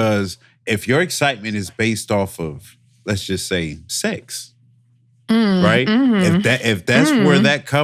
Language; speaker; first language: English; native; English